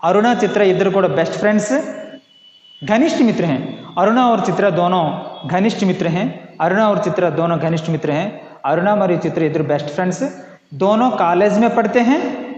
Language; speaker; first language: Hindi; non-native, local second language; Telugu